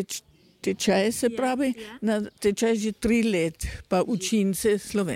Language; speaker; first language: Slovenian; early bilingual, heritage; German